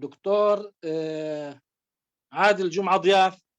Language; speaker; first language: Arabic; native; Arabic